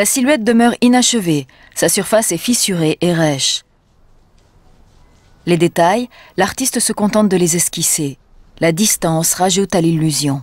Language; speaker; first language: French; native; French